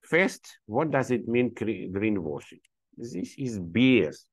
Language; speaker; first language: English; non-native, learner; Ukrainian